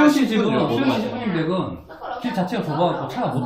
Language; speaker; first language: Korean; native; Korean